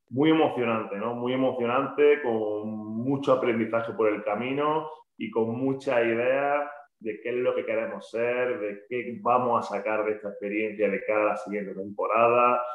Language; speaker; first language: Spanish; native; Spanish